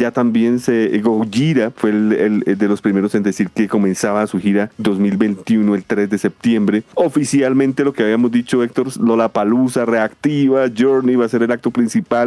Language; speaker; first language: Spanish; native; Spanish